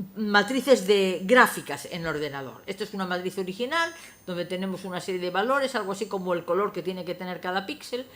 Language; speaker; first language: Spanish; non-native, local second language; Galician